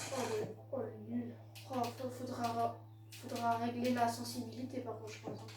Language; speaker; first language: French; native; French